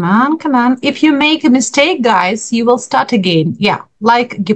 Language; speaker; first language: English; non-native, fluent; Russian